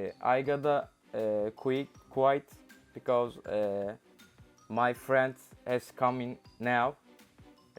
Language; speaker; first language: English; non-native, learner; Turkish